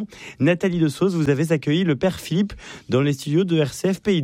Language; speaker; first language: French; native; French